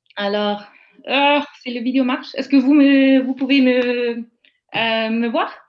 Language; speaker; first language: French; non-native, fluent; English